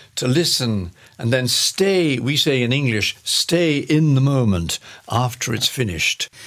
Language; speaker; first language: English; native; English